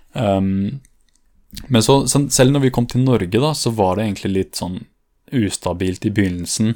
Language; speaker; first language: Norwegian; early bilingual, other home language; Kurdish